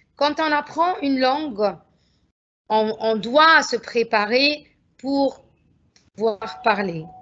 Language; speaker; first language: French; non-native, fluent; Arabic